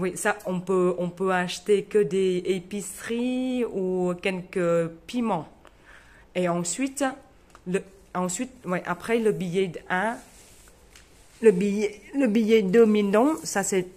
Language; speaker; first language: French; non-native, fluent; Vietnamese